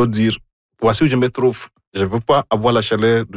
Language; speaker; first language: French; non-native, fluent; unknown